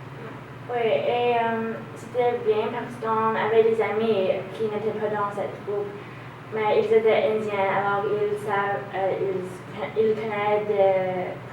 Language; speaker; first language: French; non-native, learner; English